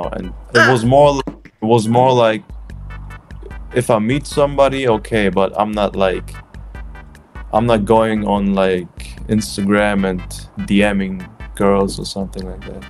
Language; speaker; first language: English; non-native, fluent; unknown